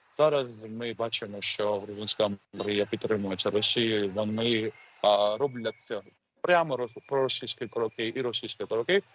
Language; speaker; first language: Ukrainian; non-native, fluent; Georgian